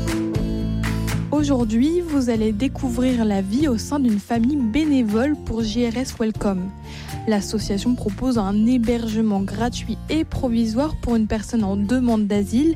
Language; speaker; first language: French; native; French